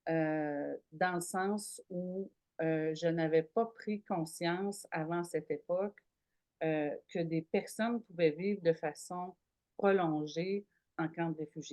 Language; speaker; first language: French; native; French